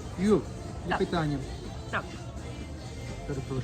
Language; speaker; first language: Ukrainian; non-native, learner; English